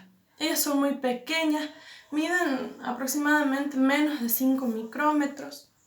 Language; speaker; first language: Spanish; native; Spanish